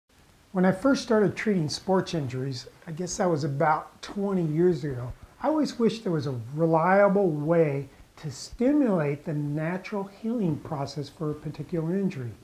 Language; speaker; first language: English; native; English